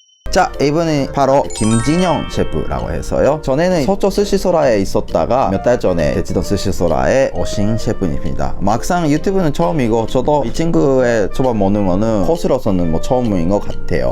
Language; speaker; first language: Korean; non-native, fluent; Japanese